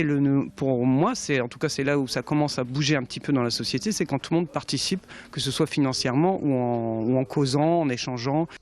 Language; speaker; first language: French; native; French